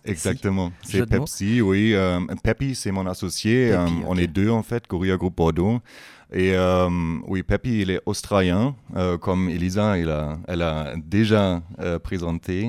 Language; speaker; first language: French; non-native, fluent; German